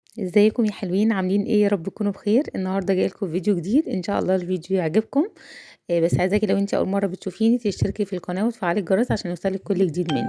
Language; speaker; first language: Arabic; native; Arabic